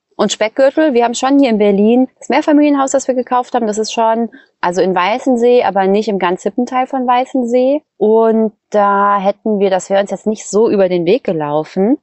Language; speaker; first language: German; native; German